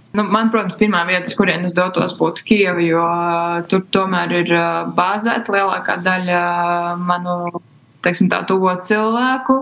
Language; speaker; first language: Latvian; native; Latvian